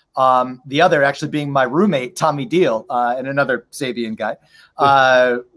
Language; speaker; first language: English; native; English